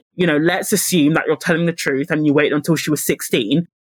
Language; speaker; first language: English; native; English